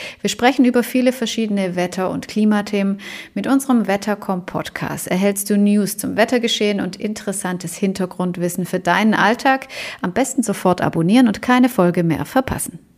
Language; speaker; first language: German; native; German